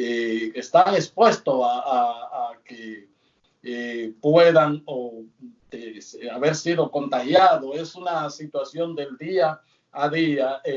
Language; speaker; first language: Spanish; native; Spanish